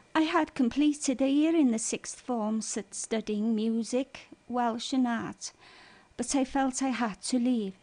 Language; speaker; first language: English; non-native, local second language; Welsh